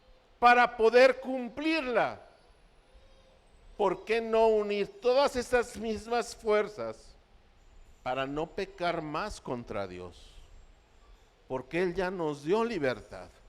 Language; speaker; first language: Spanish; native; Spanish